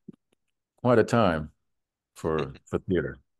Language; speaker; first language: English; native; English